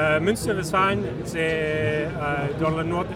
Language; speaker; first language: French; non-native, learner; German